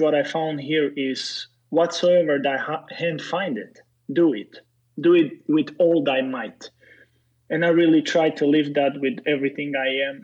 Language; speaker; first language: English; non-native, fluent; Serbian